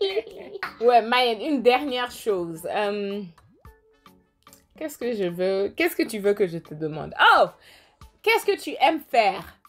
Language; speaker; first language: French; non-native, fluent; English